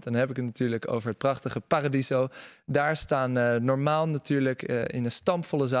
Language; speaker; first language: Dutch; native; Dutch